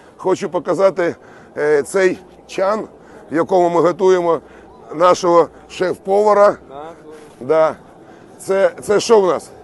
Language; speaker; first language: Ukrainian; native; Ukrainian